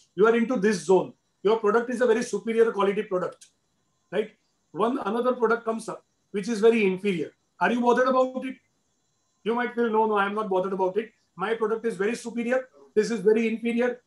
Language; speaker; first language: English; non-native, local second language; Gujarati